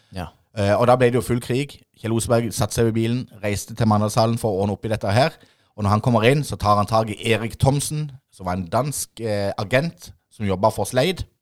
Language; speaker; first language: Norwegian; native; Norwegian